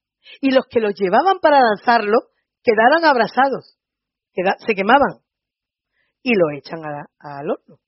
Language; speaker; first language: Spanish; native; Spanish